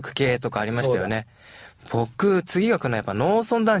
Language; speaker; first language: Japanese; native; Japanese